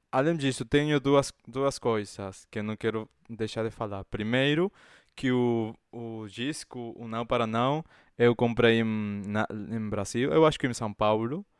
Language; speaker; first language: Portuguese; non-native, fluent; Spanish